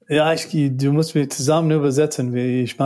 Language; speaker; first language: German; non-native, learner; English